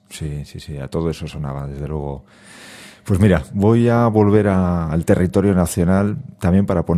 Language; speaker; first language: Spanish; native; Spanish